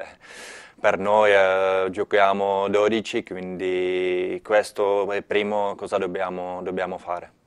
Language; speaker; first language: Italian; non-native, learner; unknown